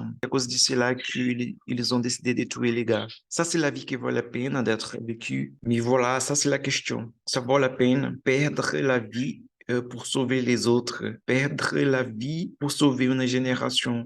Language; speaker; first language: French; non-native, learner; Portuguese